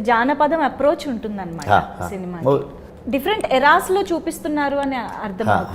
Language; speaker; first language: Telugu; native; Telugu